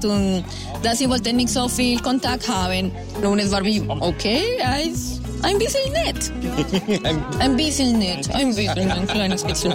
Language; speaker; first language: German; non-native, learner; Spanish